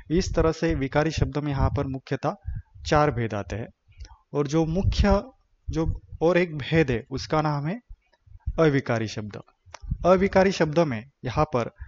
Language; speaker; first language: Hindi; non-native, local second language; Marathi